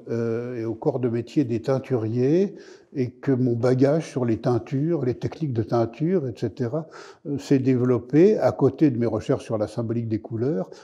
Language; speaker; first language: French; native; French